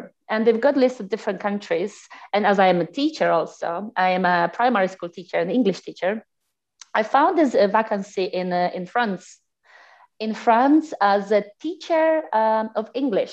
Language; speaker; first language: English; non-native, fluent; Polish